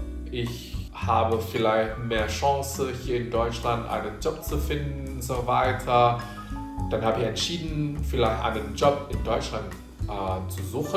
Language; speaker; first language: German; non-native, fluent; Indonesian